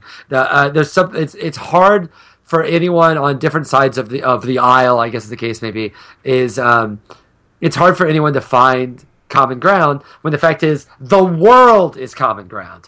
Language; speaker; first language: English; native; English